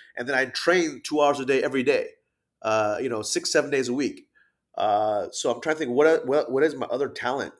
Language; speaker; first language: English; early bilingual, other home language; Thai